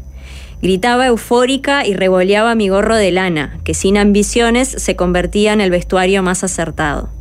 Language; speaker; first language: Spanish; native; Spanish